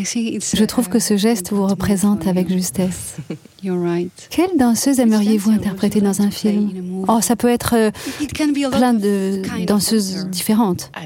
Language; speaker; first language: French; native; French